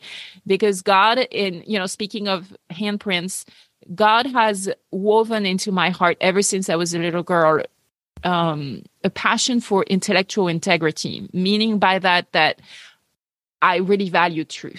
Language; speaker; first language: English; non-native, fluent; French